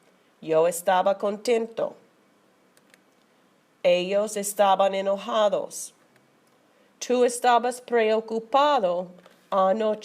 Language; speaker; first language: Spanish; non-native, fluent; English